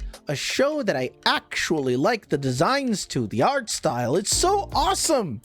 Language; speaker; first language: English; native; English